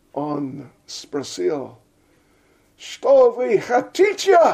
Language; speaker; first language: Russian; non-native, fluent; English